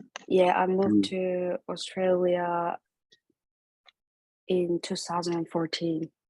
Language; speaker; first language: English; non-native, learner; Korean